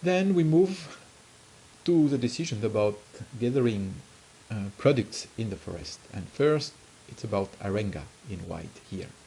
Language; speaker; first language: English; non-native, fluent; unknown